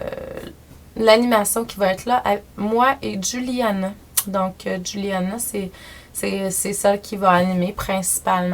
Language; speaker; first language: French; native; French